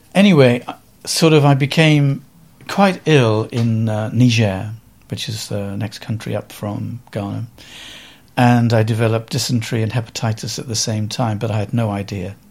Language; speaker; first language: English; native; English